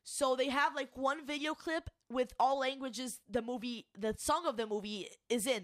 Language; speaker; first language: English; non-native, fluent; Portuguese